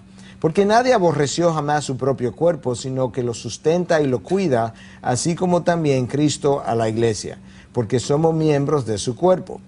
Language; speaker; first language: Spanish; native; Spanish